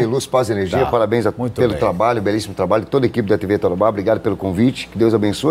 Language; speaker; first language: Portuguese; native; Portuguese